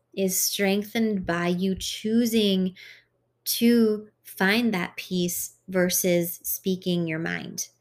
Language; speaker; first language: English; early bilingual, other home language; Hungarian